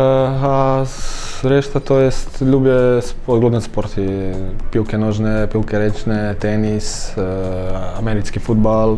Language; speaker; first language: Polish; non-native, fluent; Croatian